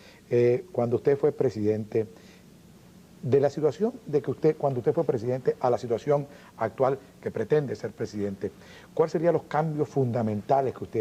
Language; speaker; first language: Spanish; native; Spanish